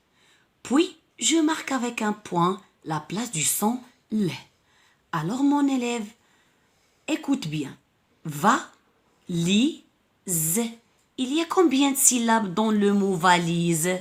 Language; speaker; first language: French; non-native, local second language; Arabic